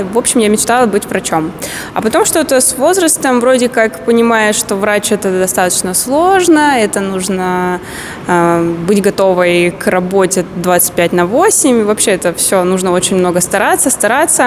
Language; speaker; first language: Russian; native; Russian